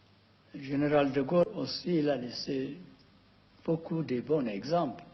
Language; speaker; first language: French; non-native, fluent; Amharic